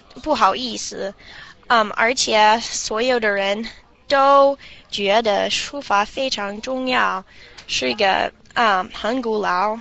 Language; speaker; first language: Chinese; non-native, learner; English